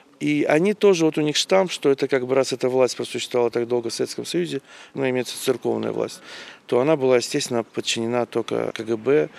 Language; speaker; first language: Russian; native; Russian